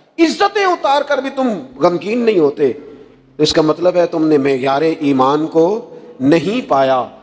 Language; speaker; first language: Urdu; non-native, local second language; Punjabi